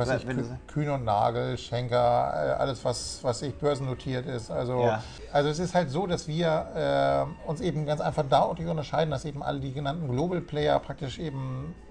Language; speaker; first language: German; native; German